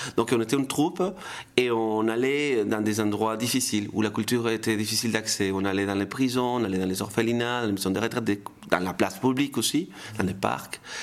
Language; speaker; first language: French; non-native, fluent; Spanish